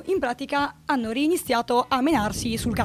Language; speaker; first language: Italian; native; Italian